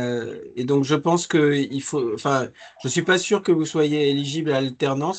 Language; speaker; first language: French; native; French